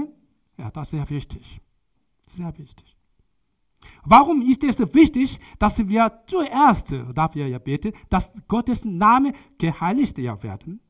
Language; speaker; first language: German; non-native, learner; Korean